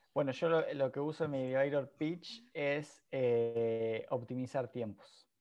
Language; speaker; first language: Spanish; native; Spanish